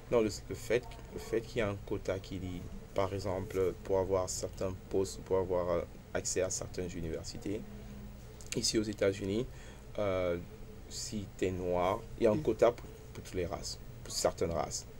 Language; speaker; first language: French; non-native, local second language; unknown